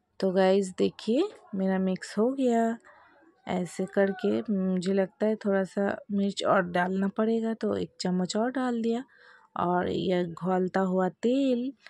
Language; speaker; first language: Hindi; non-native, local second language; Bangla